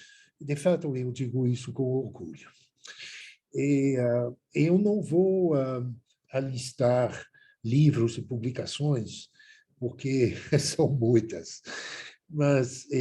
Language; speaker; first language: Portuguese; non-native, fluent; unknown